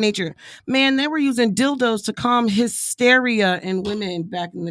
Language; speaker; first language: English; native; English